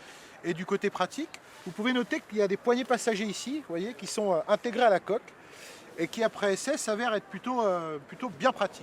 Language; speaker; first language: French; native; French